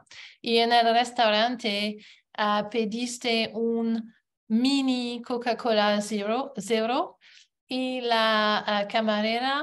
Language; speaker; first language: Spanish; non-native, learner; English